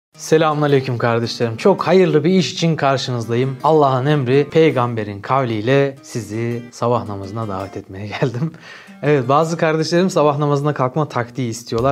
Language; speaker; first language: Turkish; native; Turkish